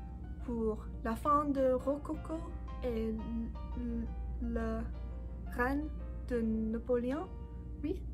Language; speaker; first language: French; non-native, learner; English